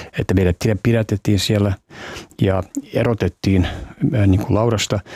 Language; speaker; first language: Finnish; early bilingual, heritage; Finnish